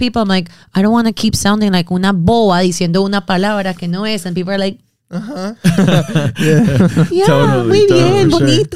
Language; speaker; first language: English; early bilingual, other home language; Spanish